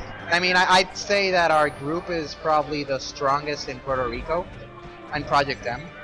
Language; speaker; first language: English; non-native, local second language; Spanish